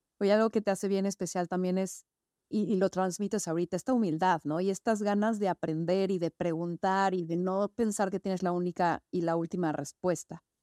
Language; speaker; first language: Spanish; native; Spanish